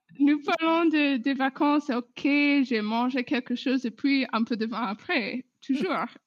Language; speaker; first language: French; non-native, learner; English